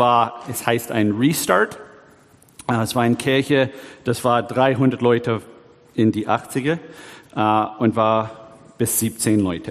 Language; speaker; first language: German; early bilingual, heritage; German